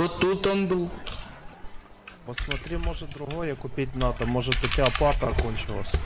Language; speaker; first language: Russian; native; Russian